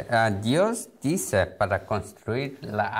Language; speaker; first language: Spanish; non-native, learner; Korean